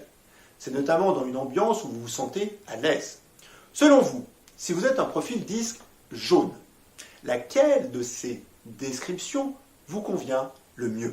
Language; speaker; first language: French; native; French